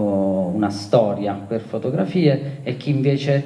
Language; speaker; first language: Italian; native; Italian